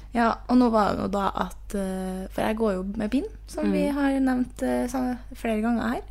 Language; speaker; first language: Norwegian; native; Norwegian